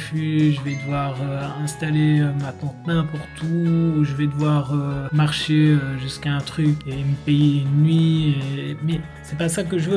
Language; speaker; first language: French; native; French